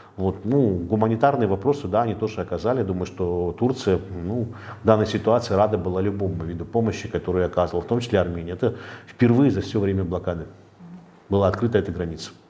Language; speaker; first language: Russian; native; Russian